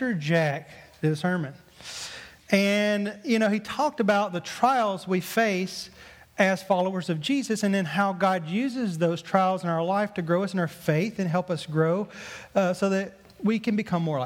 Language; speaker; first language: English; native; English